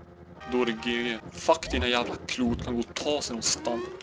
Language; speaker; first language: Swedish; native; Swedish